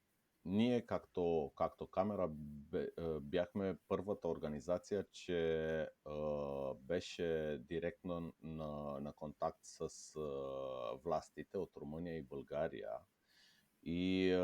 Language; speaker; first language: Bulgarian; non-native, fluent; Romanian